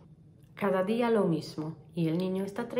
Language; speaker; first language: Spanish; non-native, fluent; Polish